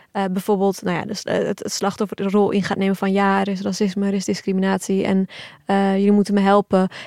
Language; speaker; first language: Dutch; early bilingual, other home language; Turkish